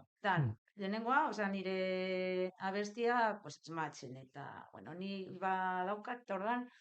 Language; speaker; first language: Basque; non-native, local second language; Spanish